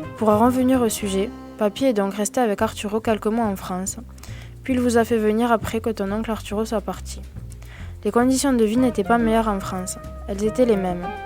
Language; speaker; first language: French; native; French